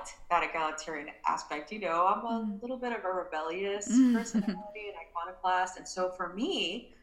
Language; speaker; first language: English; early bilingual, other home language; Spanish